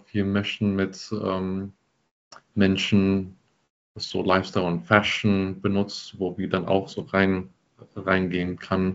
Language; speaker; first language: German; non-native, fluent; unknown